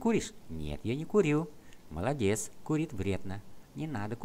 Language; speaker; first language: Russian; non-native, fluent; Vietnamese